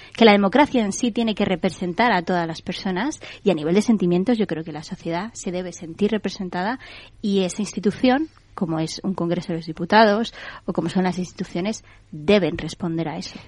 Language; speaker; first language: Spanish; native; Spanish